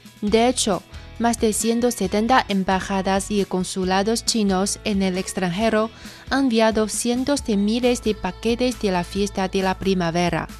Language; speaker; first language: Spanish; non-native, fluent; Chinese